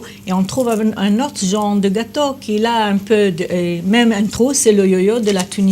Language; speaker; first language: French; non-native, fluent; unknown